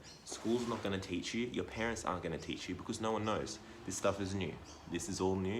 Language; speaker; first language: English; native; English